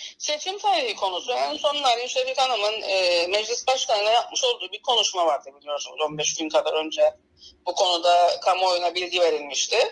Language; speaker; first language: Turkish; native; Turkish